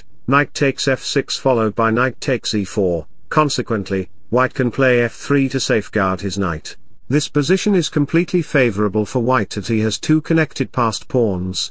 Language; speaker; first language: English; non-native, local second language; Hindi